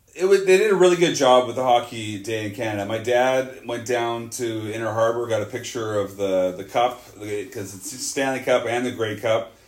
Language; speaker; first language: English; native; English